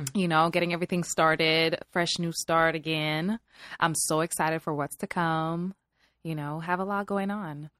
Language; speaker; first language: English; early bilingual, other home language; Swahili